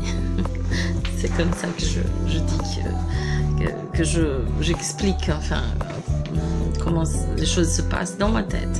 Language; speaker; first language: French; non-native, fluent; Portuguese